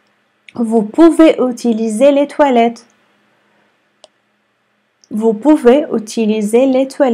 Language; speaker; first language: French; non-native, fluent; Arabic